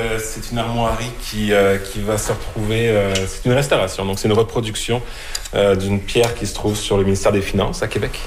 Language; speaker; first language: French; native; French